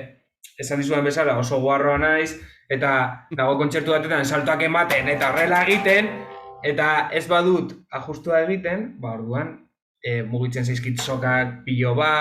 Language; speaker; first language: Basque; non-native, local second language; Spanish